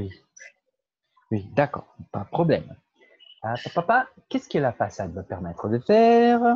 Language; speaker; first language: French; non-native, fluent; Portuguese